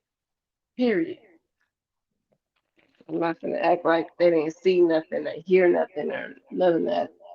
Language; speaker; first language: English; native; English